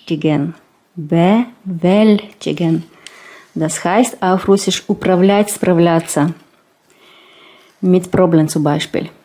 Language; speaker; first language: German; non-native, learner; Russian